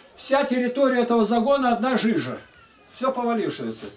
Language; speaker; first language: Russian; native; Russian